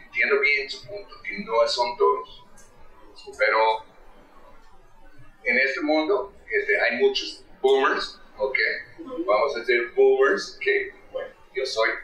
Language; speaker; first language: Spanish; non-native, fluent; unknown